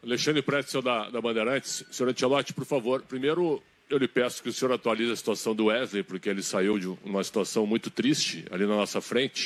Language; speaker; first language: Portuguese; native; Portuguese